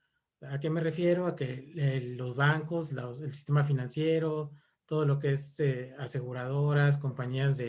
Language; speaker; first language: Spanish; native; Spanish